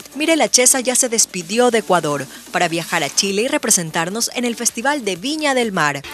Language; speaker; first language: Spanish; native; Spanish